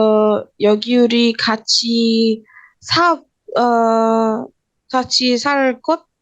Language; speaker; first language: Korean; non-native, learner; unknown